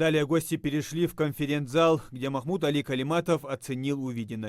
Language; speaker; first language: Russian; native; Russian